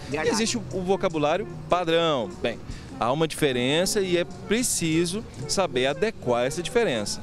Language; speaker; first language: Portuguese; native; Portuguese